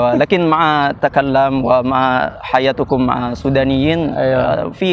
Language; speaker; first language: Arabic; non-native, learner; Indonesian